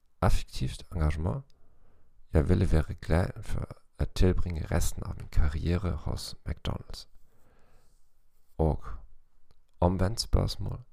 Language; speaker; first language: Norwegian; non-native, learner; German